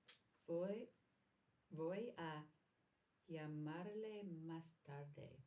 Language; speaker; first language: Spanish; non-native, learner; English